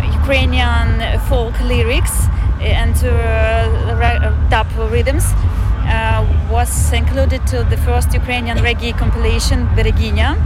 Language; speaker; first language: English; non-native, fluent; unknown